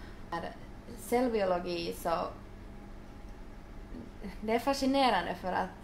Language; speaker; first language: Swedish; non-native, local second language; Finnish